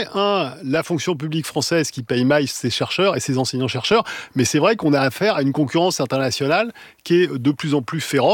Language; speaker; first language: French; native; French